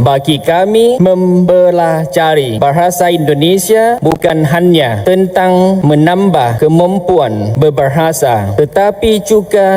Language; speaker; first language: Indonesian; non-native, fluent; Lao